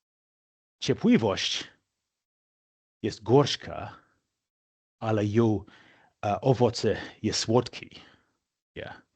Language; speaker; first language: Polish; non-native, fluent; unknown